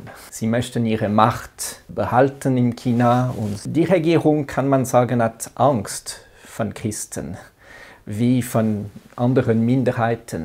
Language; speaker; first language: German; non-native, local second language; French